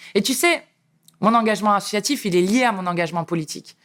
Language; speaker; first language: French; native; French